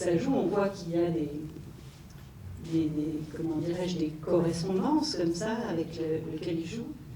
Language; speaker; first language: French; native; French